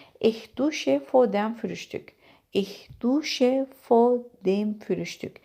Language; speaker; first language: German; non-native, fluent; Turkish